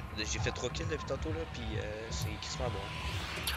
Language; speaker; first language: French; native; French